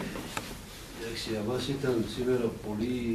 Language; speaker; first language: Greek; non-native, fluent; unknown